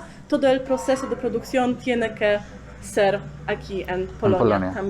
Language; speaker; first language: Spanish; non-native, fluent; Polish